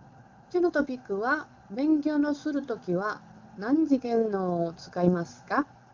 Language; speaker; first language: Japanese; non-native, learner; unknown